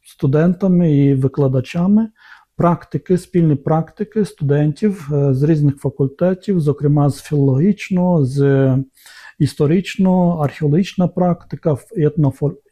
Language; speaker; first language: Ukrainian; non-native, local second language; Romanian